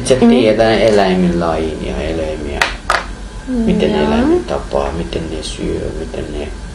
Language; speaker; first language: Finnish; non-native, learner; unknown